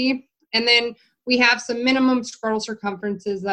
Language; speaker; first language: English; native; English